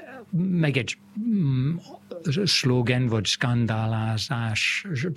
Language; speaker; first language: Hungarian; non-native, fluent; English